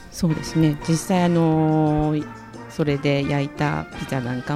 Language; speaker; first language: Japanese; native; Japanese